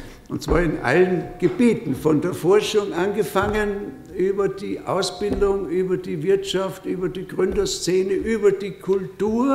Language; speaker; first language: German; native; German